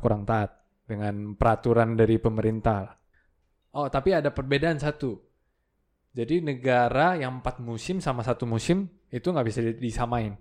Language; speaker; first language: Indonesian; early bilingual, other home language; Korean